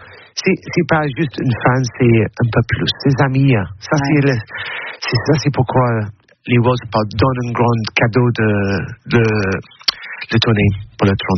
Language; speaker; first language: French; non-native, learner; English